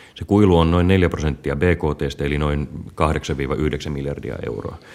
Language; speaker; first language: Finnish; native; Finnish